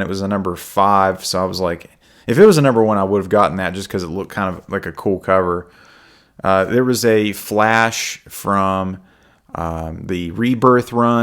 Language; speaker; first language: English; native; English